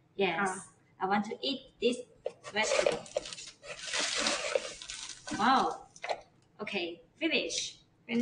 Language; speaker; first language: English; non-native, learner; Chinese